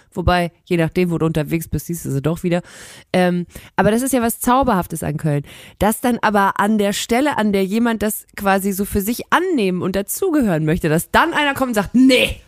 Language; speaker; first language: German; native; German